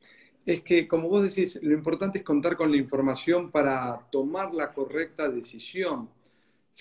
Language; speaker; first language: Spanish; native; Spanish